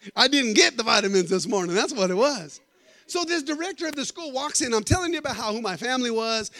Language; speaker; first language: English; native; English